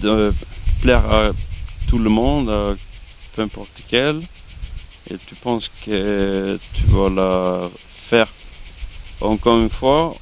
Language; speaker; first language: French; non-native, fluent; Swedish